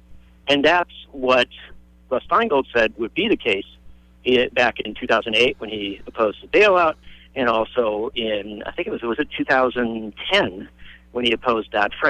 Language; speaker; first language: English; native; English